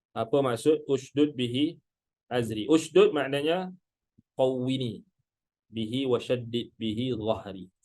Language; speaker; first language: Malay; native; Malay